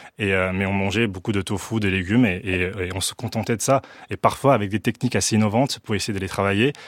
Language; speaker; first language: French; early bilingual, other home language; Wu Chinese